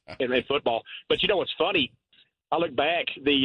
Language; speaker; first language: English; native; English